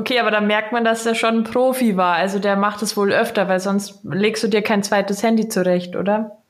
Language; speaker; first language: German; native; German